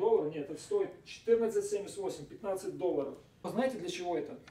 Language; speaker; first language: Russian; native; Russian